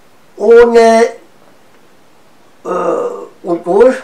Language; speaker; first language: German; non-native, learner; Romanian